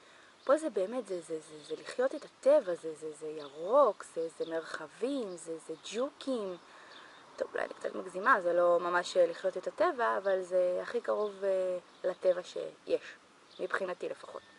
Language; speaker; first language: Hebrew; native; Hebrew